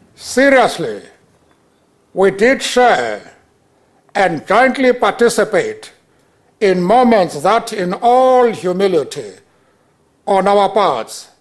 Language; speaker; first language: English; non-native, local second language; Xhosa